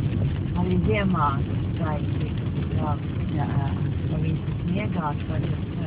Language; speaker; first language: Latvian; non-native, learner; Dutch